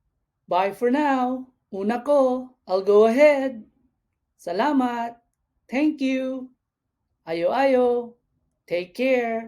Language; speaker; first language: English; non-native, local second language; Cebuano